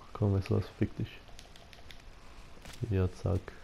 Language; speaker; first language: German; native; German